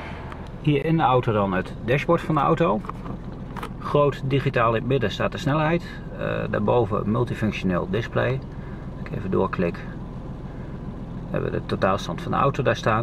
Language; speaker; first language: Dutch; native; Dutch